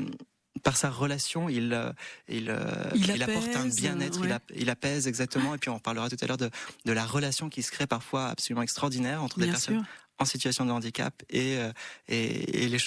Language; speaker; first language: French; native; French